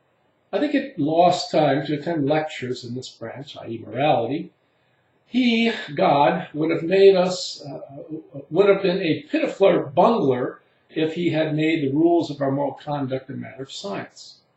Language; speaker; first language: English; native; English